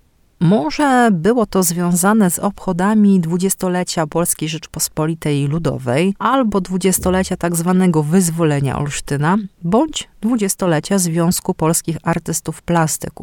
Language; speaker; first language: Polish; native; Polish